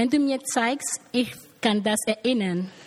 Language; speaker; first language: German; non-native, learner; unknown